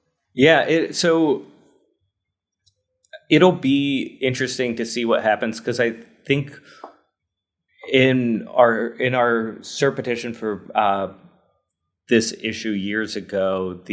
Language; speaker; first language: English; native; English